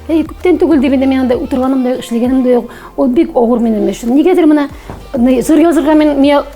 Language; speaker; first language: Tatar; native; Tatar